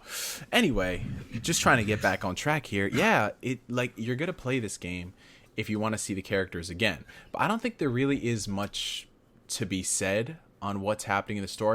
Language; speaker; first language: English; native; English